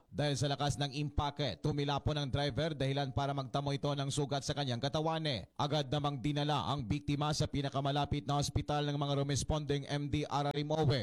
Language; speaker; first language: Filipino; non-native, local second language; Hiligaynon